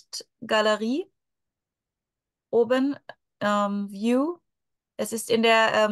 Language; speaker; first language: German; native; German